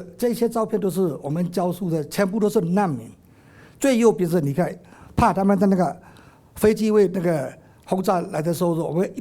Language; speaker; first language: Chinese; non-native, fluent; Burmese